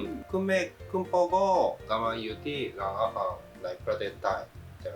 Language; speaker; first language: Thai; non-native, learner; Japanese